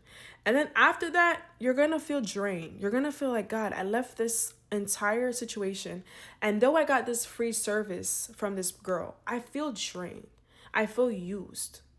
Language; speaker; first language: English; native; English